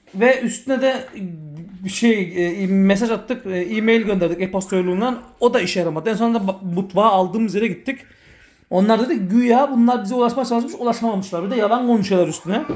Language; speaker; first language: Turkish; early bilingual, heritage; Turkish